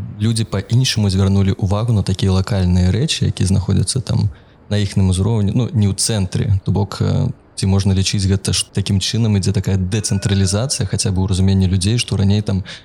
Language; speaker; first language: Belarusian; non-native, local second language; Russian